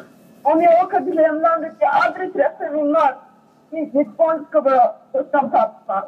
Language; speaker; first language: Swedish; non-native, learner; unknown